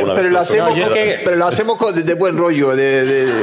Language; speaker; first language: Spanish; non-native, fluent; Swedish